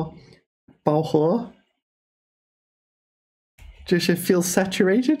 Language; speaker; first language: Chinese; non-native, learner; English